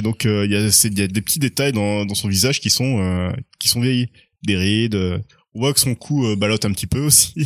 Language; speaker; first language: French; native; French